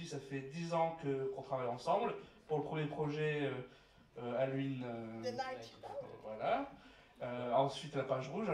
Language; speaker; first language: French; native; French